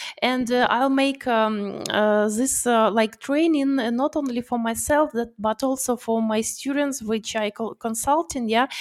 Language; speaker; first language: English; non-native, learner; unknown